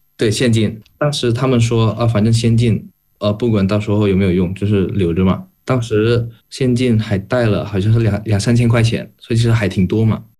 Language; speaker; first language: Chinese; non-native, fluent; Indonesian